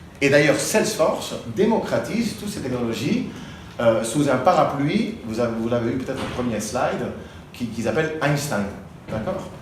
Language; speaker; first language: French; non-native, fluent; Spanish